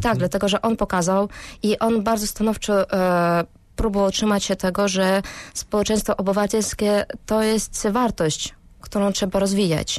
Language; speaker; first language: Polish; non-native, fluent; Russian